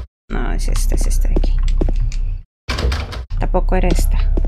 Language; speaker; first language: Spanish; native; Spanish